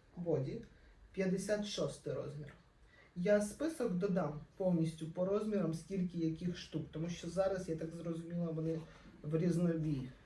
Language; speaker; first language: Ukrainian; non-native, local second language; Russian